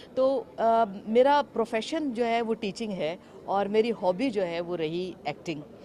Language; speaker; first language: Urdu; native; Urdu